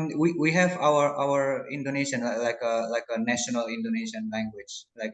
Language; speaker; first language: English; non-native, local second language; Indonesian